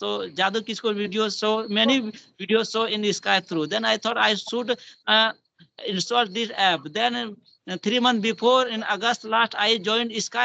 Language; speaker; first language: English; non-native, learner; Hindi